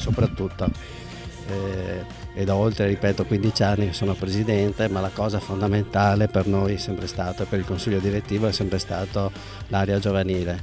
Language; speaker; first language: Italian; native; Italian